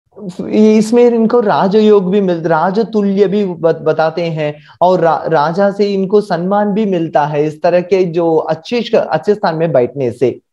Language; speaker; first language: Hindi; non-native, local second language; Marathi